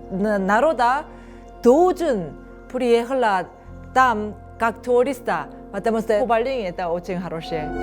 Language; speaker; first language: Russian; non-native, learner; Spanish